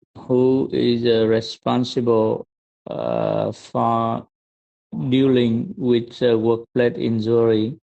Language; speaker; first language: English; non-native, learner; Vietnamese